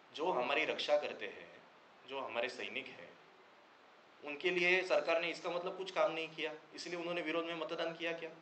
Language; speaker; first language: Hindi; non-native, local second language; Marathi